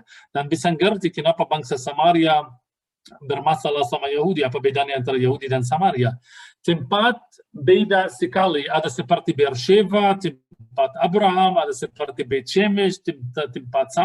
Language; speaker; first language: Indonesian; non-native, fluent; Arabic